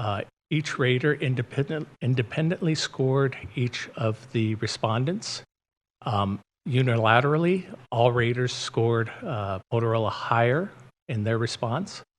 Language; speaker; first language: English; native; English